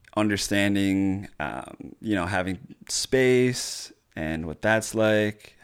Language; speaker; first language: English; native; English